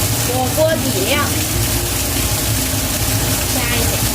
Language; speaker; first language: Chinese; native; Chinese